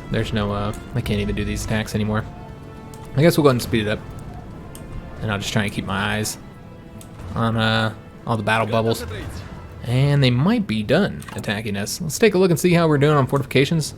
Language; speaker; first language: English; native; English